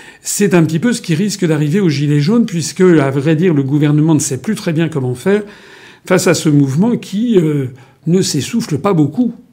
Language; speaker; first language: French; native; French